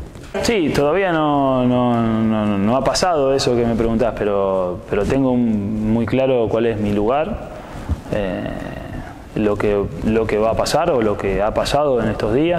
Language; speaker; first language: Spanish; native; Spanish